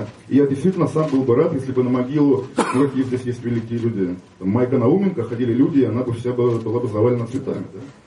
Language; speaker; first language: Russian; native; Russian